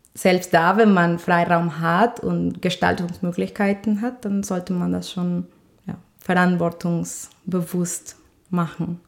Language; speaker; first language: German; non-native, fluent; Spanish